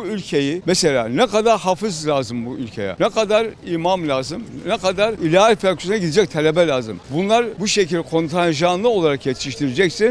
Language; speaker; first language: Turkish; non-native, local second language; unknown